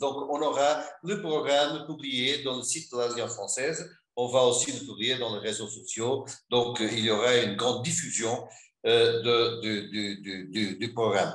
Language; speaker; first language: French; non-native, fluent; Portuguese